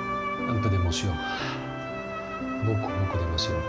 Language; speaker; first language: French; early bilingual, other home language; Korean